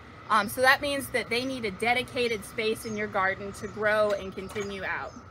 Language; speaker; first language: English; native; English